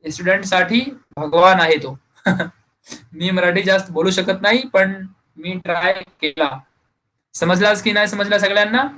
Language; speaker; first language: Marathi; non-native, local second language; Hindi